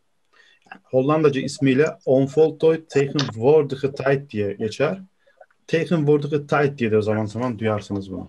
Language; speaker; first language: Turkish; native; Turkish